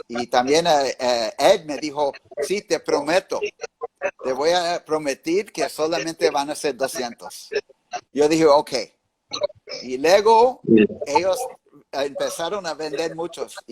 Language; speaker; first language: Spanish; early bilingual, heritage; English